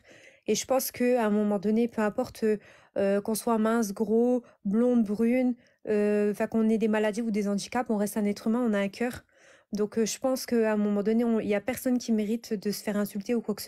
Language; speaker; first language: French; native; French